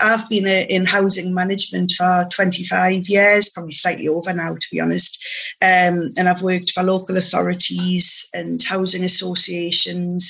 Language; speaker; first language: English; native; English